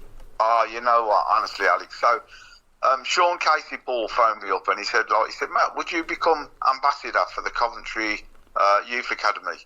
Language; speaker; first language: English; native; English